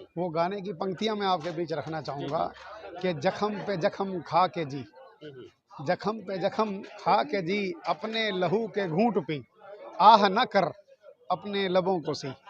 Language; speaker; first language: Hindi; native; Hindi